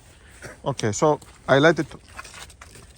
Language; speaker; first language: English; non-native, learner; Greek